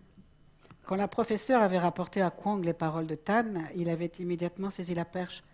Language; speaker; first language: French; native; French